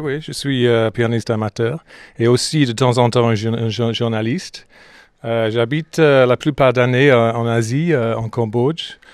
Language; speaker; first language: French; non-native, fluent; English